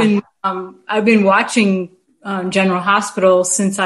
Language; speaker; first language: English; native; English